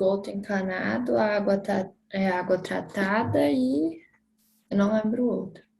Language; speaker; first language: Portuguese; native; Portuguese